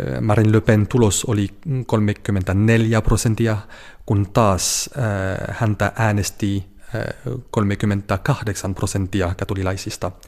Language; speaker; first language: Finnish; non-native, fluent; French